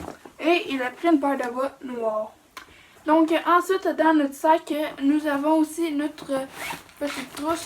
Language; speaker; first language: French; native; French